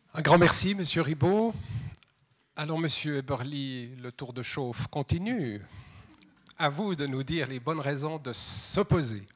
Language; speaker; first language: French; native; French